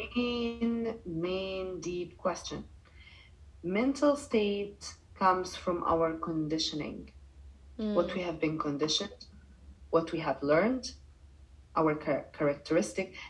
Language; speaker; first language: English; non-native, fluent; Arabic